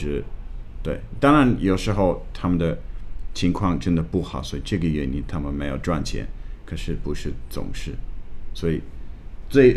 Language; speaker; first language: Chinese; non-native, fluent; English